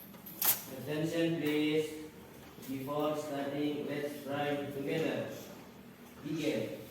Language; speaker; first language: English; non-native, learner; Indonesian